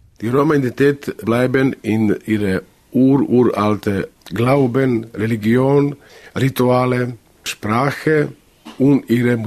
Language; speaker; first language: German; non-native, learner; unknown